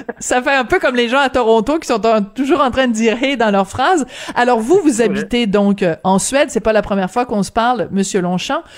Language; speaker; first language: French; native; French